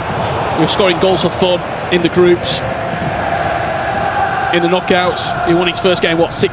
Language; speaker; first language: English; native; English